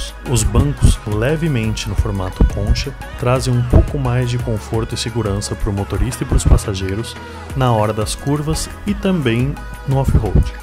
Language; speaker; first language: Portuguese; native; Portuguese